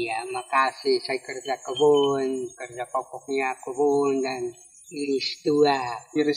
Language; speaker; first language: Indonesian; non-native, local second language; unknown